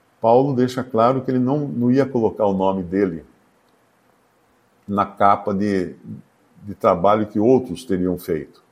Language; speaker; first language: Portuguese; native; Portuguese